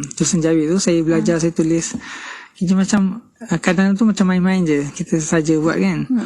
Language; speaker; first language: Malay; non-native, local second language; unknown